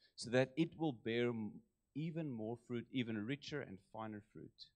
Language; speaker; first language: English; non-native, local second language; Afrikaans